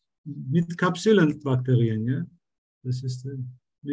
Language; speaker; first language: German; non-native, learner; Turkish